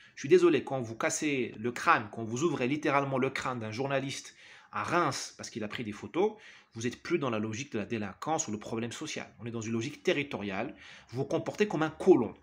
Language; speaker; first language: French; non-native, local second language; Arabic